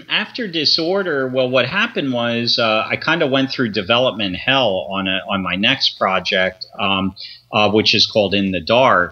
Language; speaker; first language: English; native; English